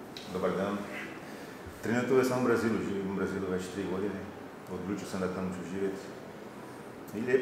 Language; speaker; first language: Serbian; non-native, fluent; Portuguese